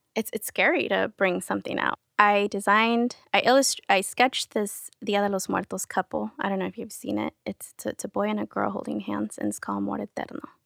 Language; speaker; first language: English; early bilingual, other home language; Spanish